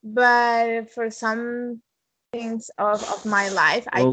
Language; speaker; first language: English; non-native, fluent; Spanish